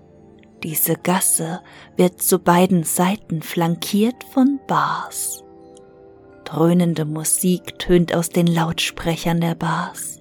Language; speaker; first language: German; native; German